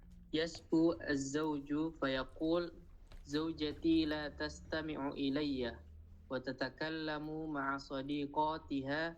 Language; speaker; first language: Arabic; non-native, learner; Indonesian